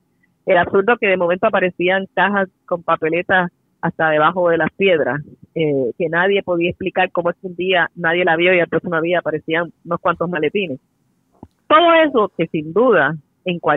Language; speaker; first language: Spanish; native; Spanish